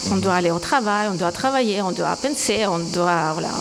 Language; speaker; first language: French; non-native, fluent; Ukrainian